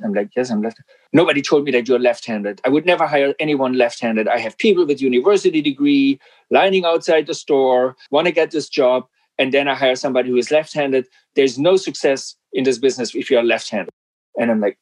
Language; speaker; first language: English; non-native, fluent; German